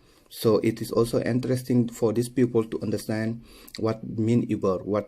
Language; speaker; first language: English; non-native, learner; Wolof